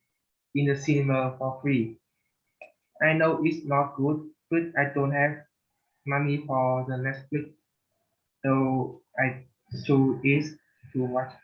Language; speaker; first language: English; non-native, learner; Vietnamese